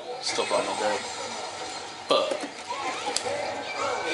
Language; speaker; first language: English; native; English